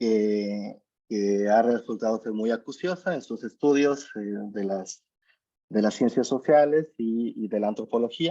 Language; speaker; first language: Spanish; native; Spanish